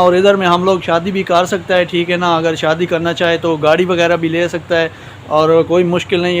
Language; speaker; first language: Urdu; non-native, local second language; Punjabi